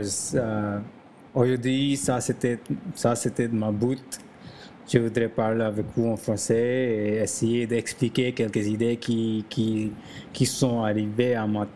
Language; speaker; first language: French; non-native, learner; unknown